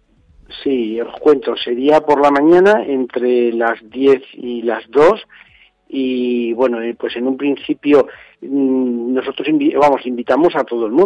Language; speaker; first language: Spanish; native; Spanish